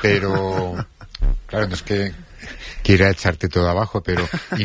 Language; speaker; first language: Spanish; native; Spanish